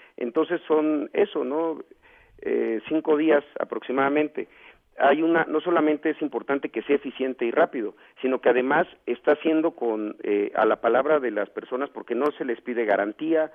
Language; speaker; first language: Spanish; native; Spanish